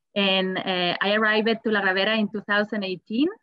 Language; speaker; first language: English; non-native, fluent; Spanish